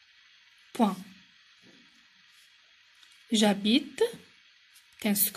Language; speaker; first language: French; non-native, local second language; Arabic